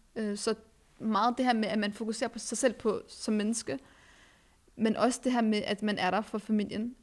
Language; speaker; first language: Danish; early bilingual, other home language; Arabic